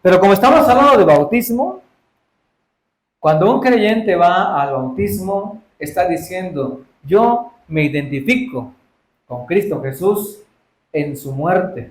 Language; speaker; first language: Spanish; native; Spanish